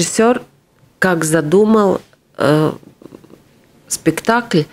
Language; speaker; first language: Russian; non-native, local second language; Latvian